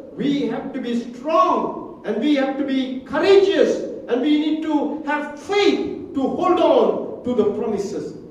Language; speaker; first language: English; non-native, local second language; Tamil